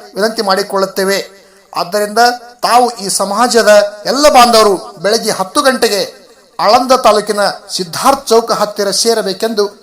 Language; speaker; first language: Kannada; native; Kannada